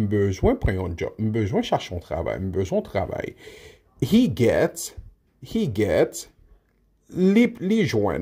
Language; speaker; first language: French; non-native, local second language; Haitian Creole